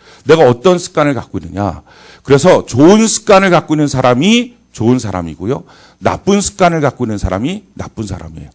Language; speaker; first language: Korean; native; Korean